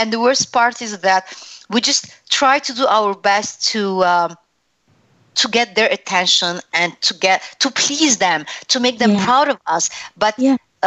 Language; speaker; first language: English; non-native, fluent; Arabic